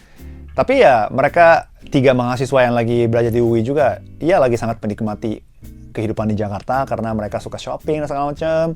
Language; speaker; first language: Indonesian; non-native, fluent; Japanese